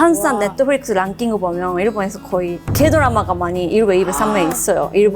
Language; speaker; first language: Korean; non-native, fluent; Japanese